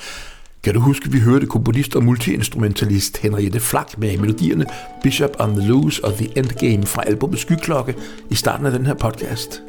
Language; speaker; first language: Danish; native; Danish